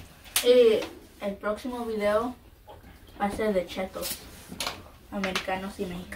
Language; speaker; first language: Spanish; early bilingual, heritage; Spanish